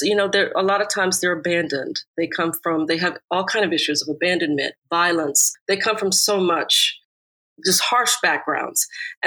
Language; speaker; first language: English; native; English